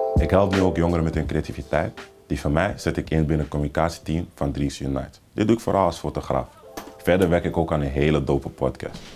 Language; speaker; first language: Dutch; early bilingual, other home language; Papiamento